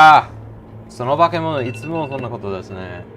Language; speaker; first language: Japanese; non-native, learner; English